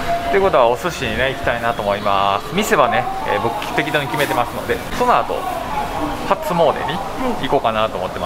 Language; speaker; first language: Japanese; native; Japanese